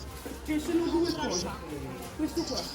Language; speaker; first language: Italian; non-native, learner; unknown